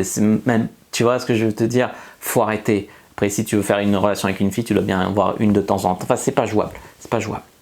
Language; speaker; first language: French; native; French